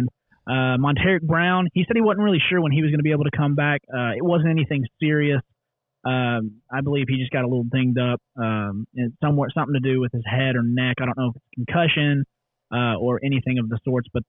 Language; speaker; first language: English; native; English